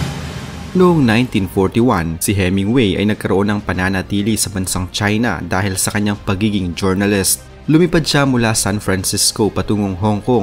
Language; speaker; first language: Filipino; native; Filipino